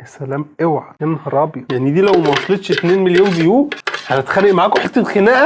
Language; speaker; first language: Arabic; native; Arabic